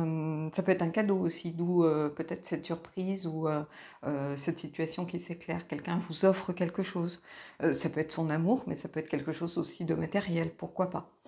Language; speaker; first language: French; native; French